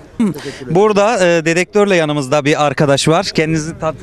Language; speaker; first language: Turkish; native; Turkish